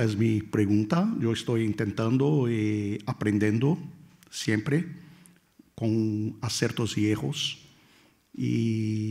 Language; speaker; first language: Spanish; non-native, fluent; Portuguese